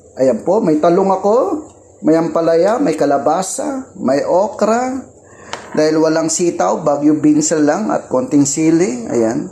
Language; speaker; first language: Filipino; non-native, local second language; Cebuano